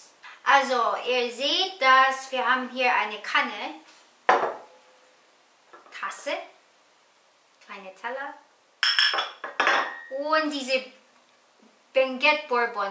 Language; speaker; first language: German; non-native, learner; Filipino